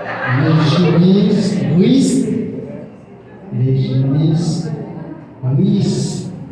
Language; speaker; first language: French; non-native, local second language; Haitian Creole